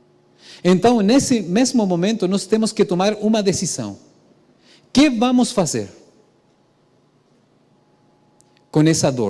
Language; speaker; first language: Portuguese; non-native, fluent; Spanish